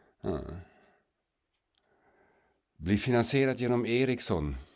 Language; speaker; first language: Swedish; non-native, fluent; German